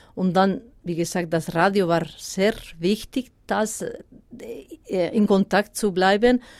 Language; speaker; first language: German; non-native, learner; Basque